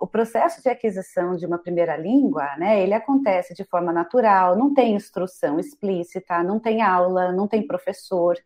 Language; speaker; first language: Portuguese; native; Portuguese